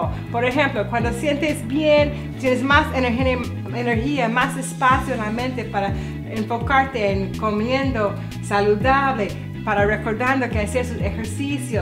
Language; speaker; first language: Spanish; non-native, learner; English